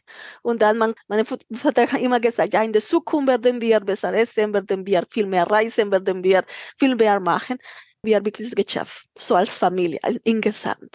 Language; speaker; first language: German; non-native, fluent; Spanish